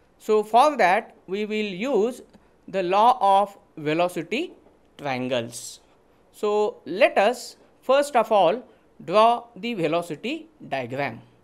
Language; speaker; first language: English; non-native, local second language; Marathi